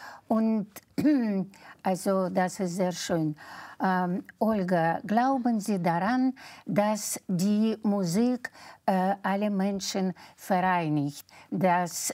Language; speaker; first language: German; non-native, fluent; Russian